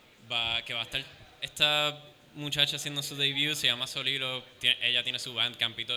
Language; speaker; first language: Spanish; early bilingual, heritage; Spanish